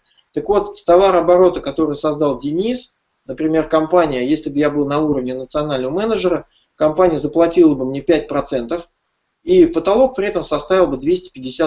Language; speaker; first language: Russian; native; Russian